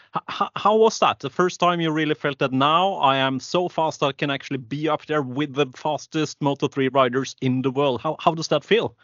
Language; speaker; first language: English; non-native, fluent; Norwegian